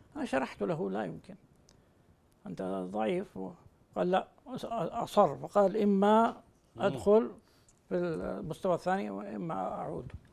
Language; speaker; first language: Arabic; non-native, fluent; Tamil